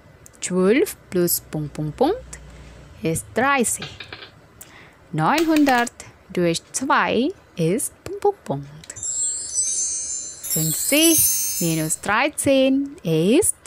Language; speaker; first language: German; non-native, fluent; Indonesian